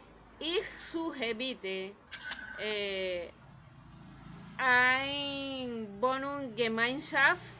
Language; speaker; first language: German; non-native, learner; Spanish